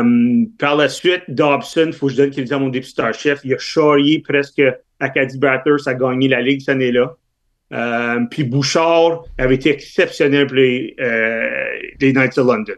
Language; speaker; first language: French; native; French